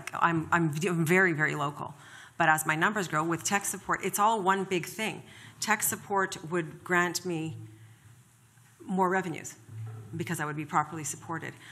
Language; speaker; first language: English; native; English